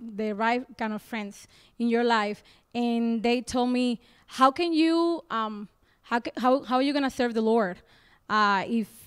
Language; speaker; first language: English; non-native, fluent; Spanish